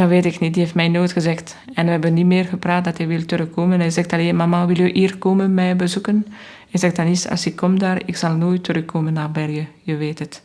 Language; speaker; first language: Dutch; non-native, fluent; French